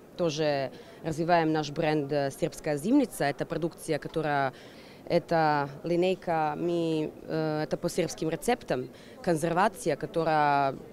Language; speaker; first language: Russian; non-native, fluent; Serbian